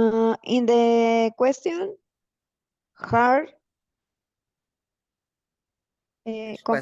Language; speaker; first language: English; non-native, learner; Spanish